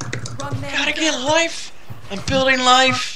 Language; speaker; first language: English; native; English